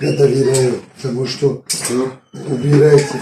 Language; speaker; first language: Russian; non-native, fluent; Tajik